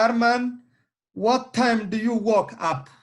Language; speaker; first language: English; non-native, learner; Somali